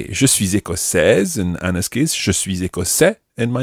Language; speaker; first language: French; non-native, fluent; English